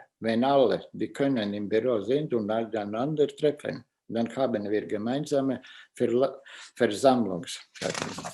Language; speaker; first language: German; non-native, fluent; Latvian